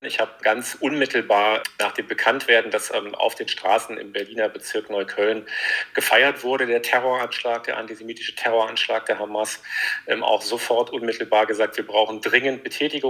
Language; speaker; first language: German; native; German